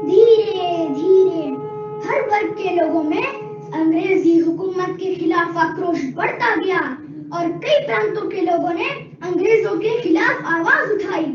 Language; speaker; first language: Hindi; native; Hindi